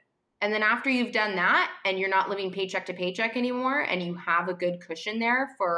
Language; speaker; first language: English; native; English